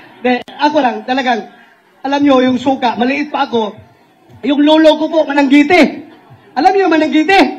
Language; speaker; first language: Filipino; non-native, local second language; Cebuano